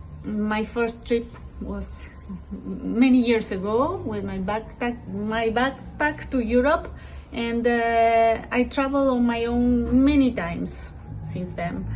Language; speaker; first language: English; non-native, fluent; Spanish